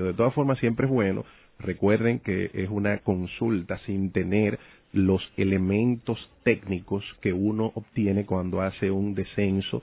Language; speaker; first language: Spanish; native; Spanish